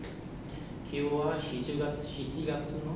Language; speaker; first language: Japanese; non-native, learner; Bangla